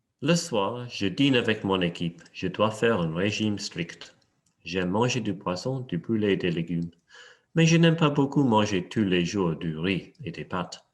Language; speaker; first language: French; non-native, fluent; English